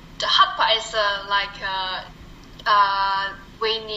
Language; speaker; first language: English; non-native, learner; Chinese